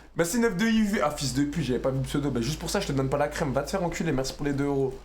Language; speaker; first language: French; native; French